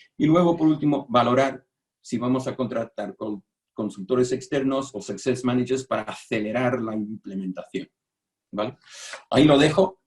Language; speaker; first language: Spanish; non-native, fluent; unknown